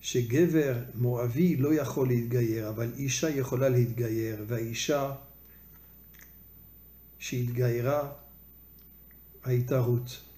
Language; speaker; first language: Hebrew; non-native, fluent; French